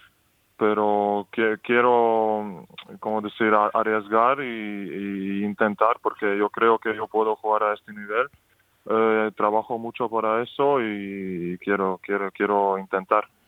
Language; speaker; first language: Spanish; non-native, fluent; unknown